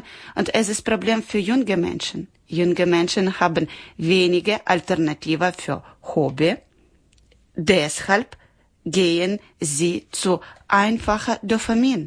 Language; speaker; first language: German; non-native, learner; Ukrainian